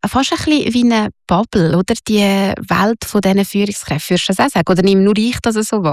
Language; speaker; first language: German; native; German